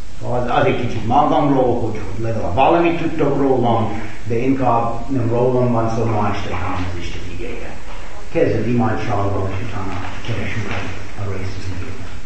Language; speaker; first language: Hungarian; non-native, fluent; English